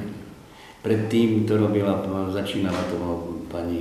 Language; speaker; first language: Slovak; native; Slovak